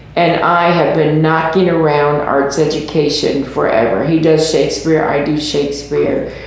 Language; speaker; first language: English; native; English